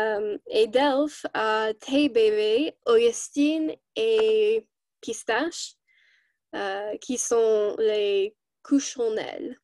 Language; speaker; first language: French; non-native, learner; English